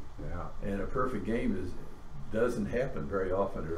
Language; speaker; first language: English; native; English